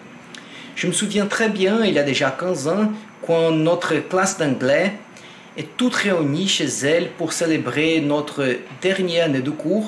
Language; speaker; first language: French; non-native, fluent; Portuguese